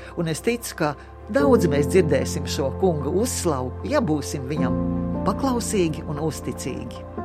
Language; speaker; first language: Latvian; native; Latvian